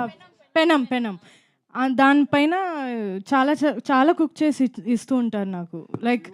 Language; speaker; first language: Telugu; non-native, fluent; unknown